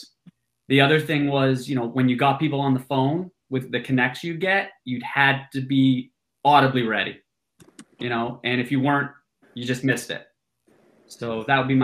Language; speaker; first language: English; native; English